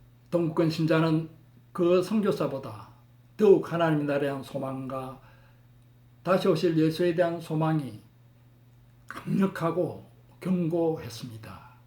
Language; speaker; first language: Korean; native; Korean